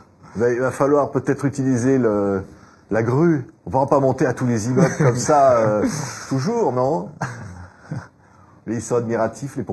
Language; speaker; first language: French; native; French